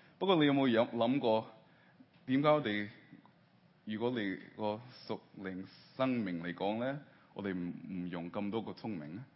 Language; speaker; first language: Cantonese; early bilingual, heritage; Cantonese